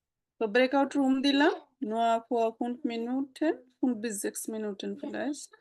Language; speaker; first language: German; non-native, learner; Bangla